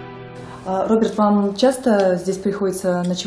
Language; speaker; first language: Russian; native; Russian